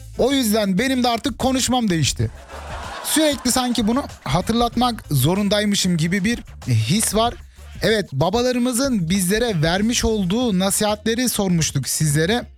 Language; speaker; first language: Turkish; early bilingual, heritage; Turkish